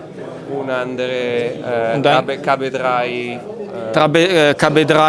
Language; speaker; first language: German; non-native, learner; Italian